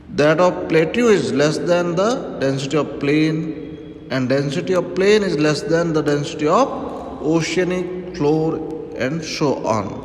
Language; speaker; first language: English; non-native, local second language; Hindi